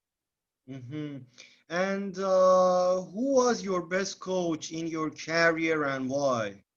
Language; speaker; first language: English; non-native, learner; Persian